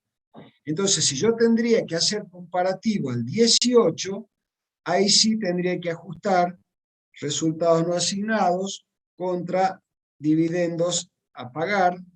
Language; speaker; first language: Spanish; native; Spanish